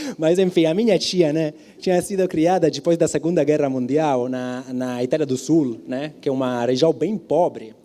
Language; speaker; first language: Portuguese; non-native, fluent; Italian